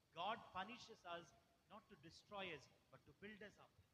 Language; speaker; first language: English; non-native, local second language; Tamil